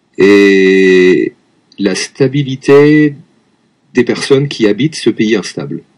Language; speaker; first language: French; native; French